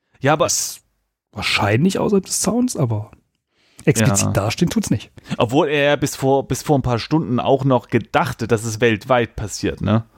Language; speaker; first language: German; native; German